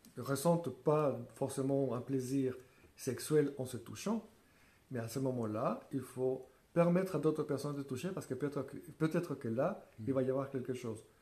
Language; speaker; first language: French; non-native, fluent; Spanish